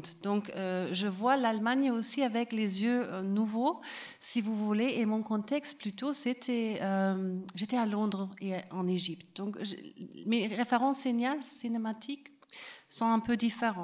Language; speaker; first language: French; non-native, fluent; German